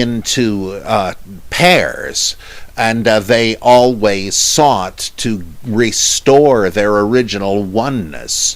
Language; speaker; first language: English; native; English